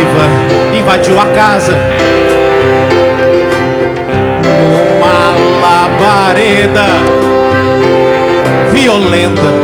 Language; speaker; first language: Portuguese; native; Portuguese